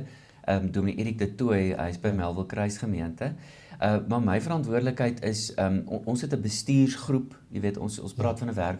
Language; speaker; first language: Afrikaans; native; Afrikaans